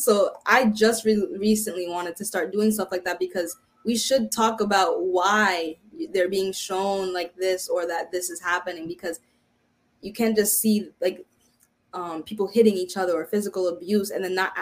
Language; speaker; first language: English; early bilingual, other home language; Haitian Creole